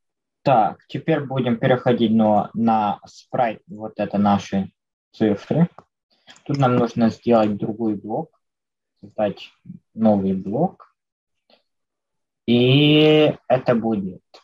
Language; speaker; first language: Russian; native; Russian